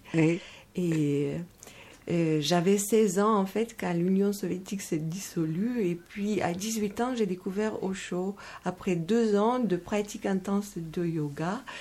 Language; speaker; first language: French; non-native, fluent; Romanian